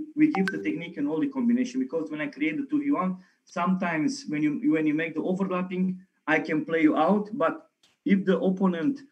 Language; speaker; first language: English; non-native, fluent; Romanian